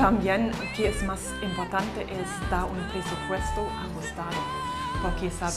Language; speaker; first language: Spanish; non-native, fluent; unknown